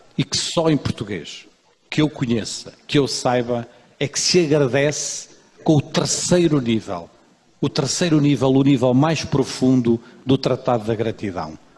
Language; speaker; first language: Portuguese; native; Portuguese